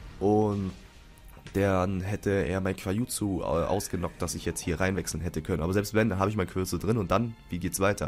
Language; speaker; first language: German; native; German